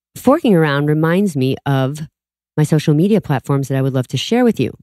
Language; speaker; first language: English; native; English